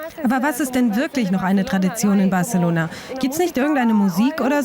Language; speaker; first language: German; native; German